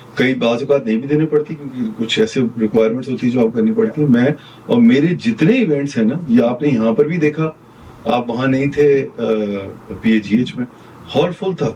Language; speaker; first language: Urdu; non-native, local second language; Punjabi